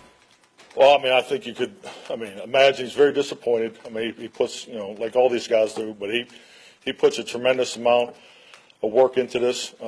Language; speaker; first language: English; native; English